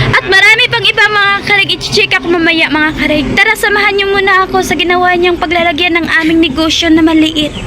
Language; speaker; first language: Filipino; non-native, local second language; Cebuano